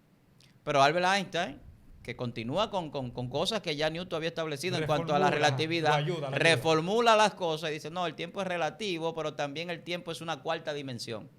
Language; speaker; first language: Spanish; native; Spanish